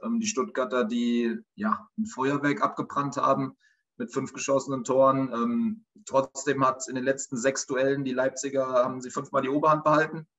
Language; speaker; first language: German; native; German